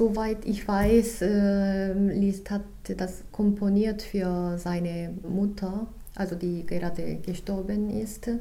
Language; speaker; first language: German; non-native, fluent; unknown